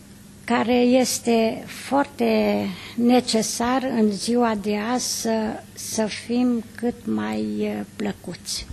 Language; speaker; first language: Romanian; non-native, local second language; Hungarian